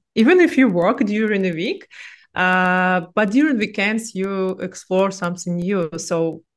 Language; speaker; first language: English; non-native, fluent; Russian